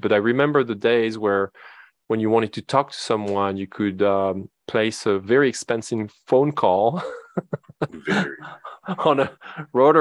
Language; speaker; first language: English; non-native, fluent; French